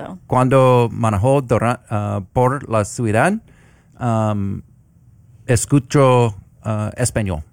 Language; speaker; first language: Spanish; non-native, learner; English